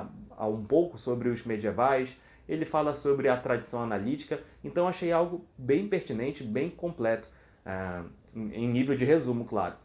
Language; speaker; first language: Portuguese; native; Portuguese